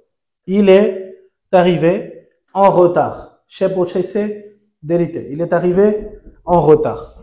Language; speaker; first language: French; non-native, fluent; Bangla